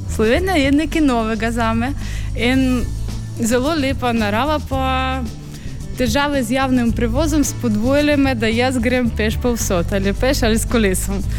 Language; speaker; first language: Slovenian; non-native, fluent; Russian